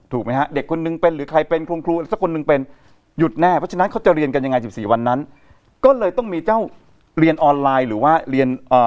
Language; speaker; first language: Thai; native; Thai